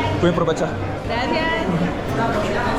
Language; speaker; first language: Spanish; non-native, learner; Korean